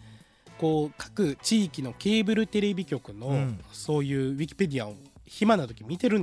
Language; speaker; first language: Japanese; native; Japanese